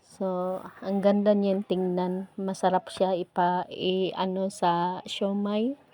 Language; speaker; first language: Filipino; non-native, local second language; Cebuano